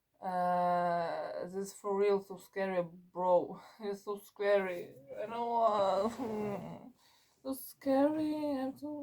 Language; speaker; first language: English; non-native, learner; Ukrainian